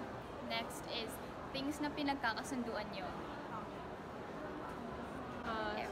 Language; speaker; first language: Filipino; early bilingual, heritage; English